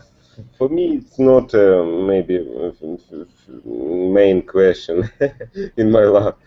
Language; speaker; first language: English; non-native, learner; Russian